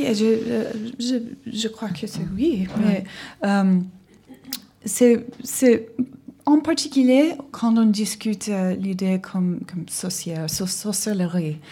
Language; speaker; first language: French; non-native, learner; English